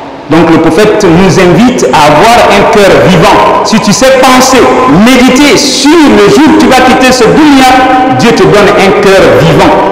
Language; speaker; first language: French; non-native, local second language; Dyula